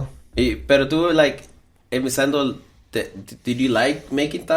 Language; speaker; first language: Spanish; early bilingual, heritage; Spanish